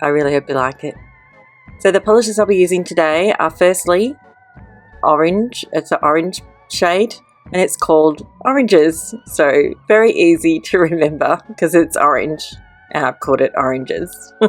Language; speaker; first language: English; native; English